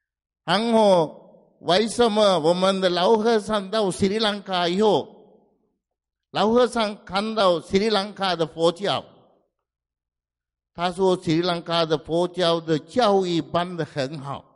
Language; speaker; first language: Chinese; non-native, fluent; Sinhala